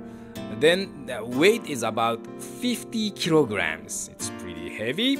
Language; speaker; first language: English; non-native, learner; Japanese